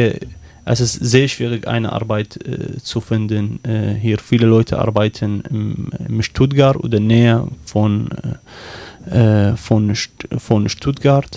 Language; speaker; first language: German; non-native, learner; Arabic